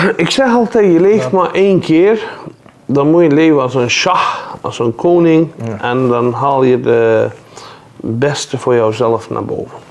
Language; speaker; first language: Dutch; non-native, fluent; Persian